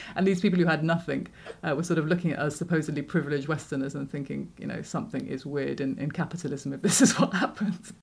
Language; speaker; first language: English; native; English